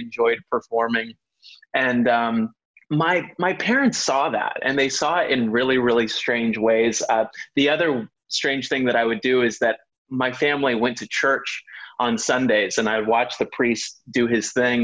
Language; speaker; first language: English; native; English